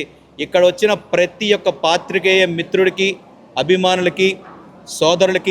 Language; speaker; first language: Telugu; native; Telugu